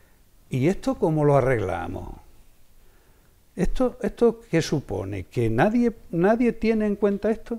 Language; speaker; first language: Spanish; native; Spanish